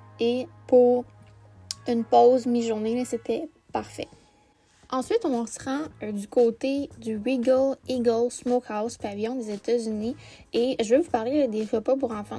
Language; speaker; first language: French; native; French